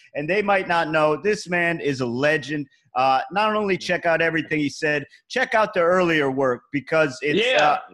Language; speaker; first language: English; native; English